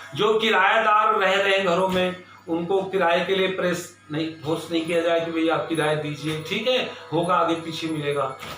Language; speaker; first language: Hindi; native; Hindi